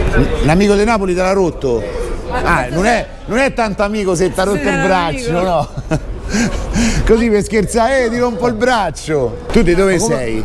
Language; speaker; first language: Italian; native; Italian